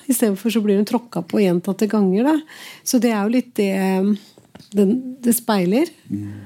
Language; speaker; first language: Norwegian; early bilingual, other home language; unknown